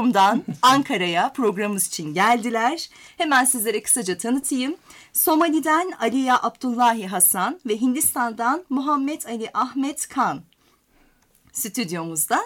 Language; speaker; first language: Turkish; native; Turkish